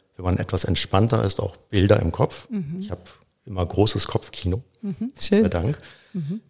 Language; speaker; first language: German; native; German